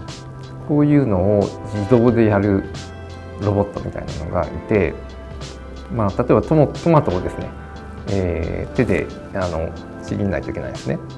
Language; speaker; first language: Japanese; native; Japanese